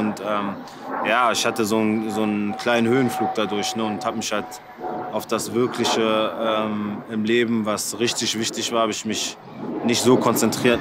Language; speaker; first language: German; early bilingual, other home language; French